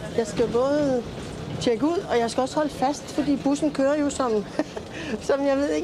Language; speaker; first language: Danish; native; Danish